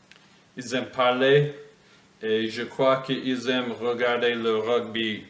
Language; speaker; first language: French; non-native, fluent; English